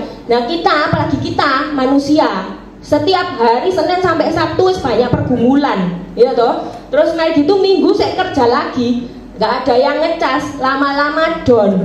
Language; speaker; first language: Indonesian; native; Indonesian